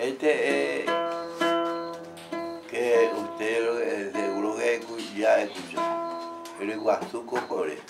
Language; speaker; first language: Spanish; non-native, local second language; Guarani